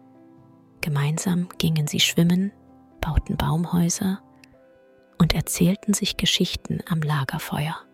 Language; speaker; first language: German; native; German